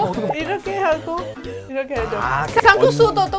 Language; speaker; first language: Korean; non-native, fluent; Vietnamese